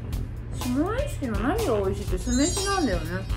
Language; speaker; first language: Japanese; native; Japanese